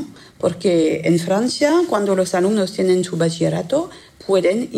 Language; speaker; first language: Spanish; non-native, fluent; French